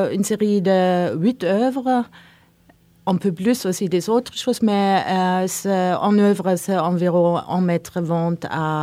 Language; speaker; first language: French; non-native, learner; Norwegian